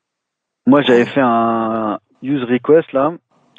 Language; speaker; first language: French; native; French